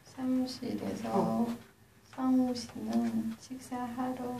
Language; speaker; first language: Korean; non-native, learner; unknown